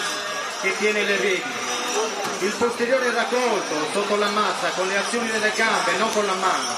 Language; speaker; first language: Italian; native; Italian